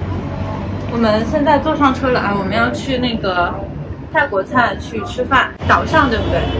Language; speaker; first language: Chinese; native; Chinese